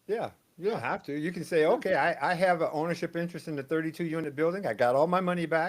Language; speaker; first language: English; native; English